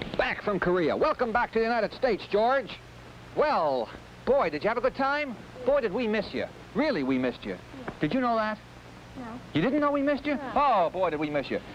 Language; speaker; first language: English; native; English